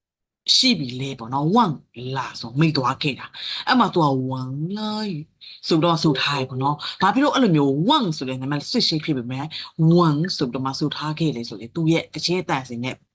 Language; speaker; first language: Burmese; native; Burmese